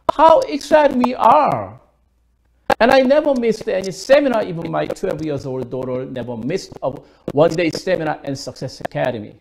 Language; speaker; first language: English; non-native, fluent; Korean